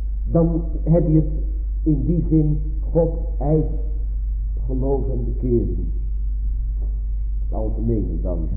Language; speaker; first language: Dutch; native; Dutch